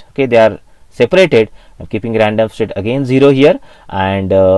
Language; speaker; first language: English; non-native, local second language; Marathi